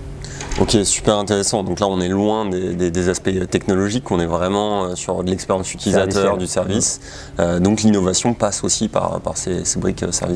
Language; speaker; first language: French; native; French